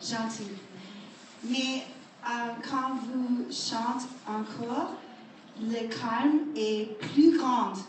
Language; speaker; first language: French; non-native, learner; English